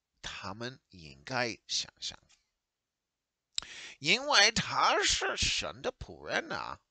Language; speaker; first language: Chinese; non-native, learner; English